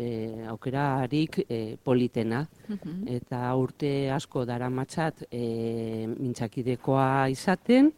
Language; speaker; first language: Basque; non-native, local second language; Spanish